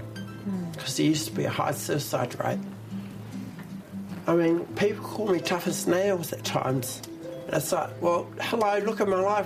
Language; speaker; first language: English; native; English